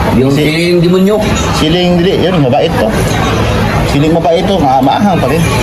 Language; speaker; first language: Filipino; non-native, local second language; Cebuano